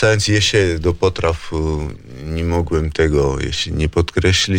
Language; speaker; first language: Polish; non-native, fluent; Georgian